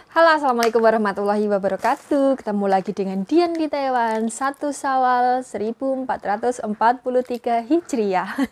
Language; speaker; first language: Indonesian; non-native, local second language; Javanese